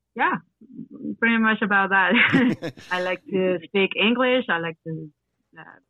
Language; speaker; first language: English; non-native, learner; Spanish